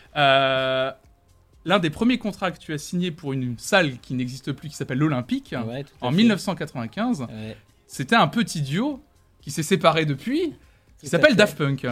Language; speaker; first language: French; native; French